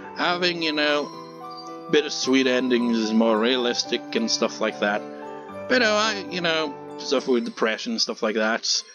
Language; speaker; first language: English; native; English